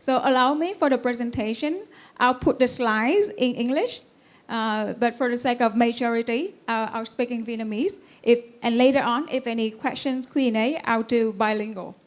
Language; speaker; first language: English; non-native, fluent; Vietnamese